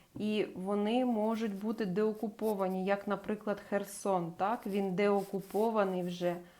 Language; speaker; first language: Ukrainian; non-native, local second language; Russian